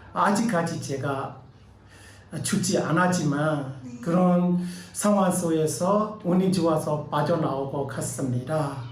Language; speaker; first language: Korean; non-native, learner; Burmese